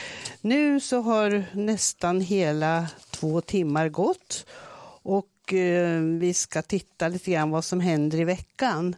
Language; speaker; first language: Swedish; native; Swedish